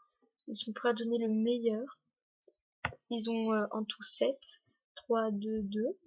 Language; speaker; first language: French; native; French